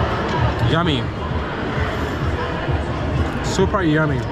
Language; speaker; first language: English; non-native, local second language; Swahili